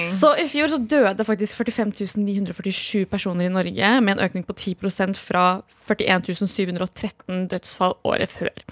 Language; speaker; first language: Norwegian; early bilingual, other home language; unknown